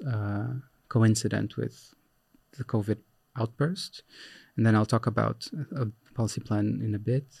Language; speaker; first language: English; non-native, fluent; Portuguese